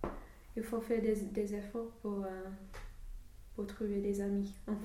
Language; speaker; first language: French; non-native, fluent; English